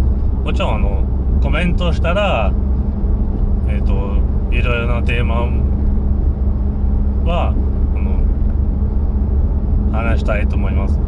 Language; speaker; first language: Japanese; non-native, fluent; English